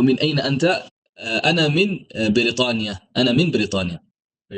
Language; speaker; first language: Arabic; non-native, fluent; English